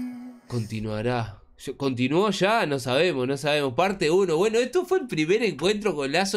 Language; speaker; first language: Spanish; native; Spanish